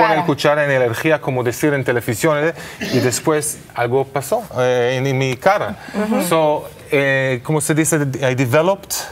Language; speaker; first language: Spanish; non-native, learner; Hebrew